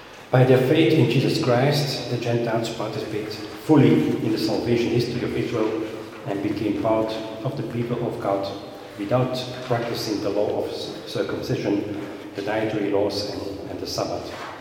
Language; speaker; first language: English; non-native, fluent; Dutch